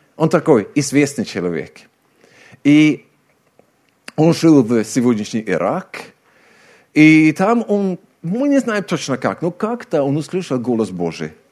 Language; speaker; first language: Russian; non-native, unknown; Swedish